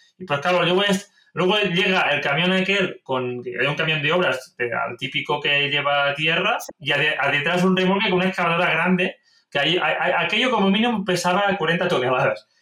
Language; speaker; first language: Spanish; non-native, local second language; Catalan